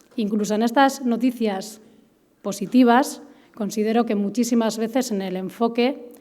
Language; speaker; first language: Spanish; native; Spanish